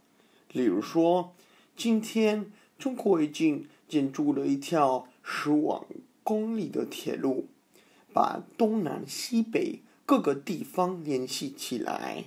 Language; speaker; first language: Chinese; non-native, fluent; English